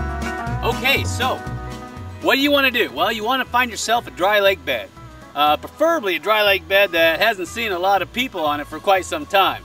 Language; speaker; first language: English; native; English